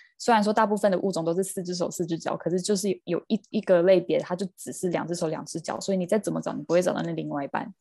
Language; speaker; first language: Chinese; early bilingual, heritage; Chinese